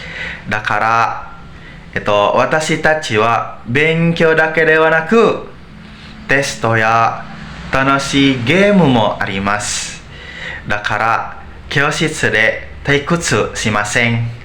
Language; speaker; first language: Japanese; non-native, learner; Indonesian